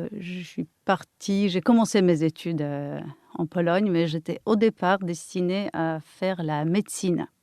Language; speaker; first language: French; non-native, fluent; Polish